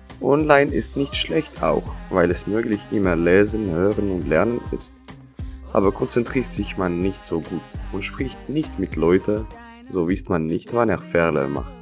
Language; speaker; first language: German; non-native, learner; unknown